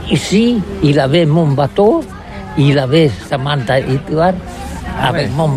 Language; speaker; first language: French; non-native, learner; Catalan